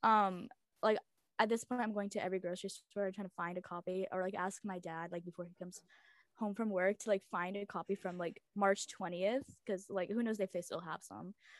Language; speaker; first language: English; early bilingual, other home language; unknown